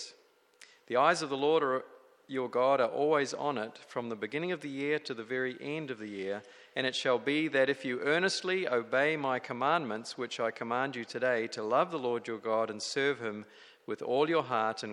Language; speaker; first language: English; native; English